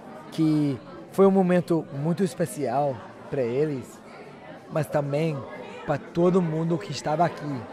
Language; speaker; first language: Portuguese; non-native, fluent; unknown